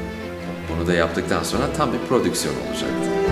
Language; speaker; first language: Turkish; native; Turkish